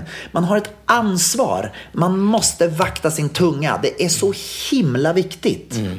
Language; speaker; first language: Swedish; native; Swedish